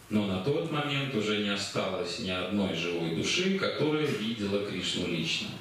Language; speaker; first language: Russian; native; Russian